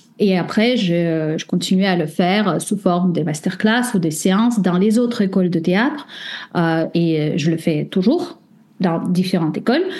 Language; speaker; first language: French; non-native, fluent; Russian